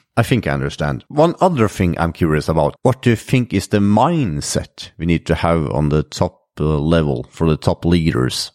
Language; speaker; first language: English; non-native, fluent; Norwegian